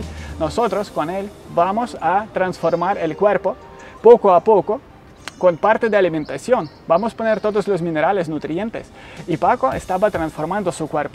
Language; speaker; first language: Spanish; non-native, learner; Ukrainian